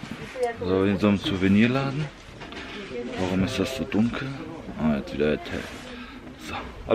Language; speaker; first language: German; early bilingual, other home language; Turkish